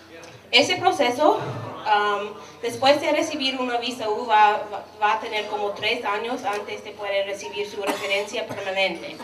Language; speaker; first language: Spanish; non-native, fluent; English